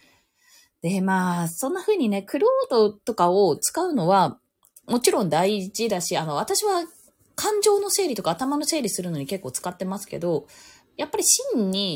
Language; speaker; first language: Japanese; native; Japanese